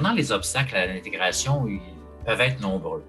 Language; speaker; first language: French; native; French